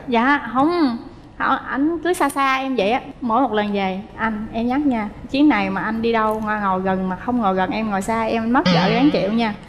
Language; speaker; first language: Vietnamese; native; Vietnamese